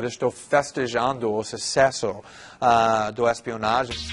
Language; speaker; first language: Portuguese; non-native, fluent; English